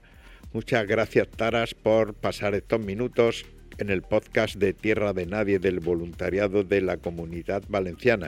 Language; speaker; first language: Spanish; native; Spanish